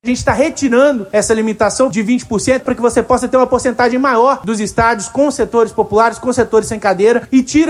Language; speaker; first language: Portuguese; native; Portuguese